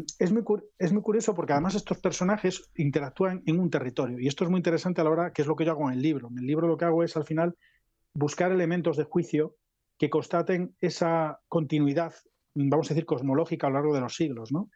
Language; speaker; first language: Spanish; native; Spanish